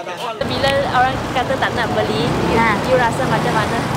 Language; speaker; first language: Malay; non-native, local second language; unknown